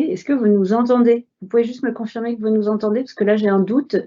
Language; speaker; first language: French; native; French